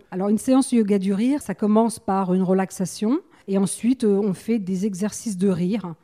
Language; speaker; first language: French; native; French